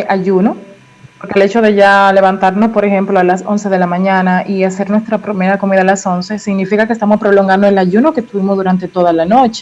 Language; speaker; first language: Spanish; native; Spanish